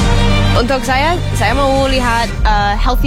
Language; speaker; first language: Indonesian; non-native, learner; English